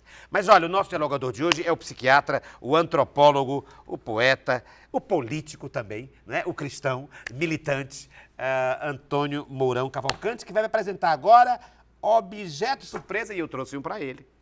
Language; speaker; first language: Portuguese; native; Portuguese